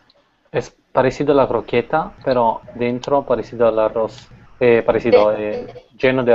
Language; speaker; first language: Spanish; non-native, learner; Portuguese